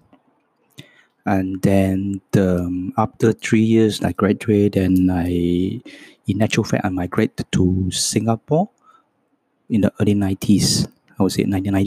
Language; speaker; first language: English; non-native, local second language; Cantonese